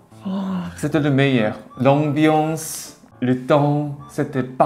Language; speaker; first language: French; non-native, learner; Korean